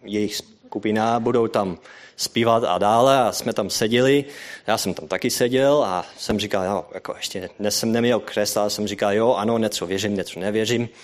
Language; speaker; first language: Czech; non-native, learner; Dutch